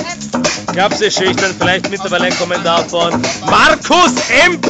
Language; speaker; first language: German; native; German